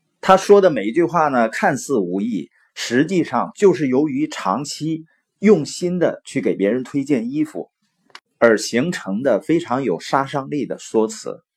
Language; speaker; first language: Chinese; native; Chinese